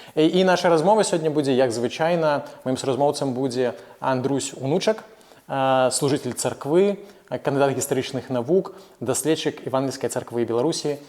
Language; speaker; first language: Belarusian; non-native, local second language; Russian